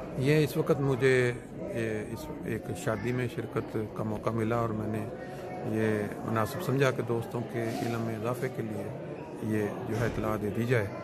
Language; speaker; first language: Urdu; non-native, local second language; Punjabi